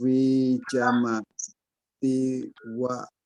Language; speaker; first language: Arabic; non-native, learner; Indonesian